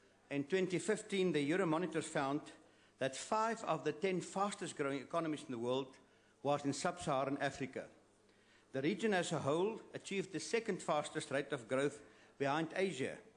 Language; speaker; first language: English; non-native, local second language; Afrikaans